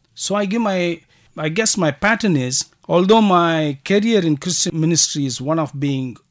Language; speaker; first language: English; non-native, local second language; Tamil